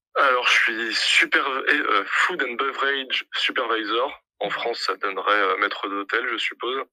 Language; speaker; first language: French; native; French